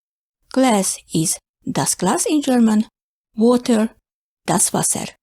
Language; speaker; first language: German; non-native, fluent; Hungarian